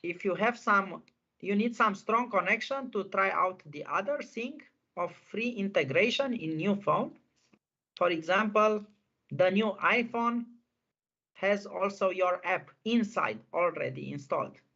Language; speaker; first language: English; non-native, fluent; Romanian